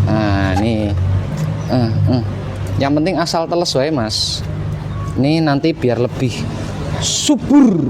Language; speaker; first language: Indonesian; native; Indonesian